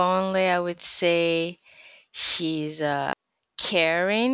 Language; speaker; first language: English; non-native, local second language; Yoruba